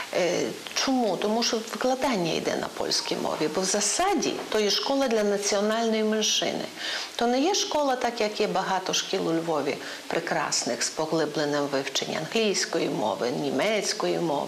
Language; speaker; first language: Ukrainian; non-native, local second language; Polish